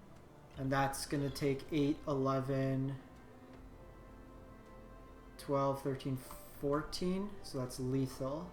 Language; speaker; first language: English; native; English